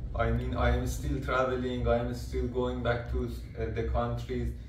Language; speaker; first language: English; non-native, fluent; Persian